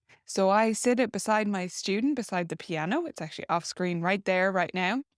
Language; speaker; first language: English; native; English